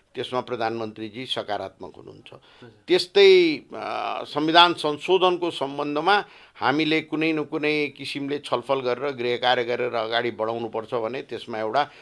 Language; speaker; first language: Nepali; non-native, local second language; Bhojpuri